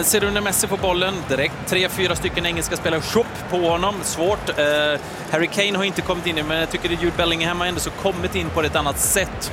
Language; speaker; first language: Swedish; native; Swedish